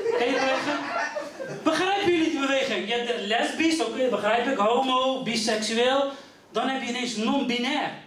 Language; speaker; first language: Dutch; early bilingual, other home language; Riffian